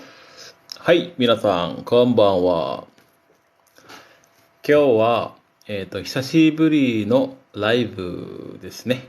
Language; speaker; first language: Japanese; non-native, fluent; Indonesian